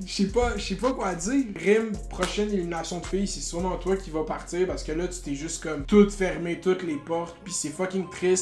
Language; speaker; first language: French; native; French